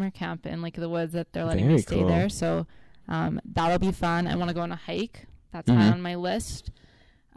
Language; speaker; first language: English; non-native, fluent; Hebrew